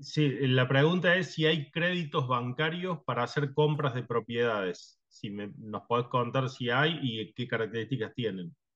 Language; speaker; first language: Spanish; native; Spanish